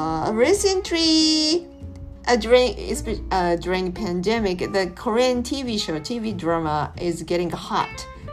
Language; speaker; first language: English; non-native, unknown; Japanese